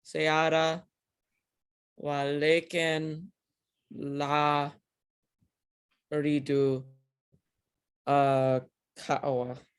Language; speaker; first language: Arabic; non-native, learner; English